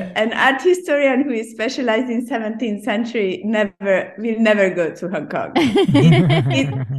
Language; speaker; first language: English; non-native, fluent; Hungarian